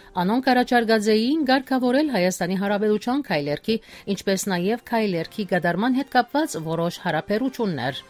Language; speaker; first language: Armenian; early bilingual, heritage; Armenian